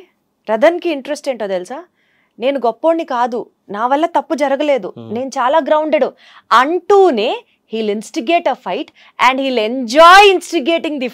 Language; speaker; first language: Telugu; native; Telugu